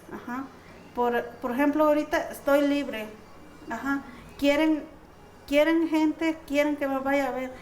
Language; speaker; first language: Spanish; non-native, local second language; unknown